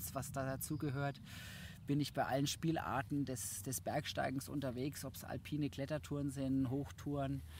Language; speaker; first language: German; native; German